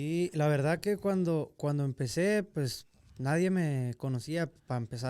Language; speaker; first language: Spanish; native; Spanish